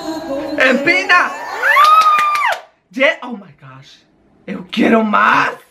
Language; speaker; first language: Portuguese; non-native, learner; Spanish